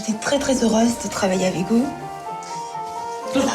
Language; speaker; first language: French; native; French